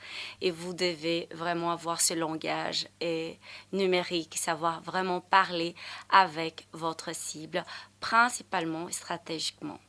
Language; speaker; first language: French; non-native, fluent; Portuguese